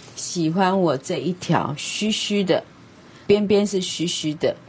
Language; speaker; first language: Chinese; native; Chinese